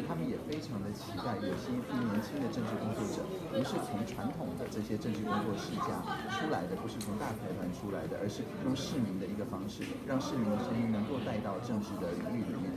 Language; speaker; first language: Chinese; native; Chinese